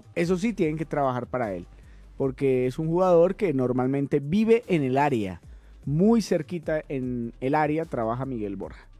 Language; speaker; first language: Spanish; native; Spanish